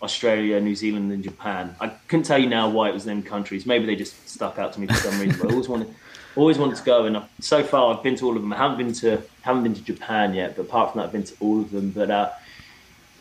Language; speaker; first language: English; native; English